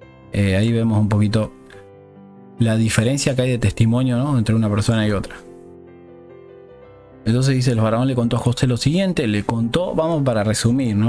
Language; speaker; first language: Spanish; native; Spanish